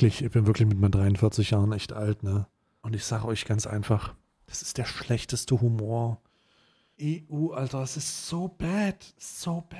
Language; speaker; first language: German; native; German